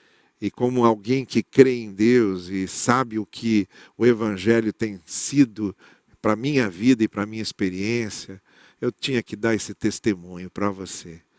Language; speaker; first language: Portuguese; native; Portuguese